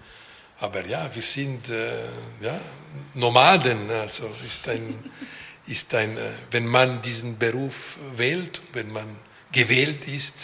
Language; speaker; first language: German; non-native, local second language; Italian